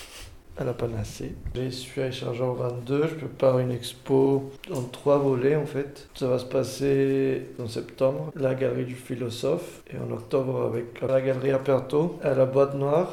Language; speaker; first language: French; non-native, fluent; Spanish